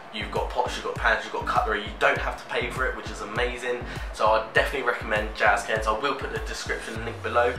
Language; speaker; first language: English; native; English